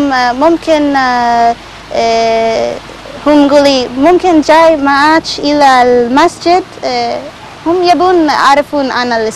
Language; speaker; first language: Arabic; non-native, learner; Spanish